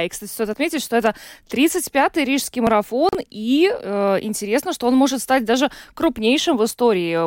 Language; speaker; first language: Russian; native; Russian